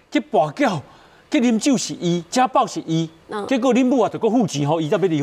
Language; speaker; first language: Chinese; native; Chinese